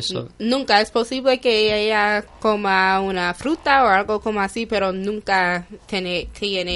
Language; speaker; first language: Spanish; non-native, fluent; English